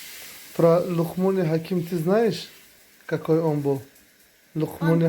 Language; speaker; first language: Russian; non-native, learner; Tajik